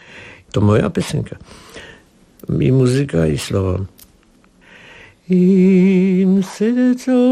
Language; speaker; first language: Polish; non-native, learner; Armenian